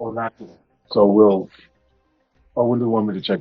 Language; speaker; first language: English; native; English